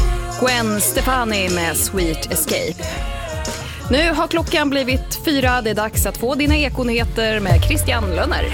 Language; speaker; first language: Swedish; native; Swedish